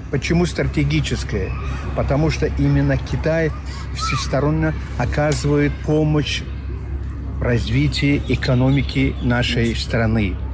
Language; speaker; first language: Russian; non-native, local second language; Tajik